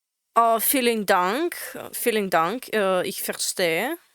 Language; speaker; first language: German; non-native, learner; Latvian